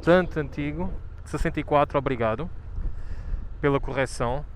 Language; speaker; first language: Portuguese; native; Portuguese